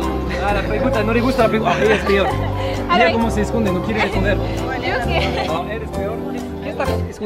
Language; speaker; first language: Spanish; non-native, fluent; French